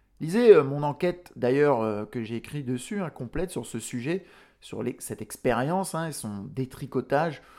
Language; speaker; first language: French; native; French